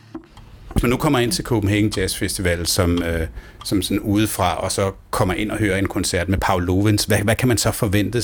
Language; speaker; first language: Danish; native; Danish